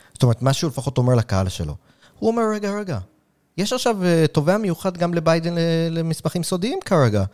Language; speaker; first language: Hebrew; native; Hebrew